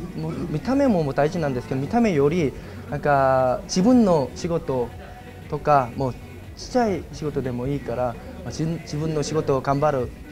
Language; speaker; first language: Japanese; non-native, fluent; Korean